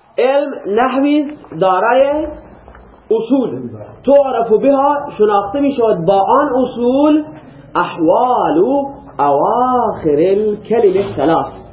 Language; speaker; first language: Persian; native; Persian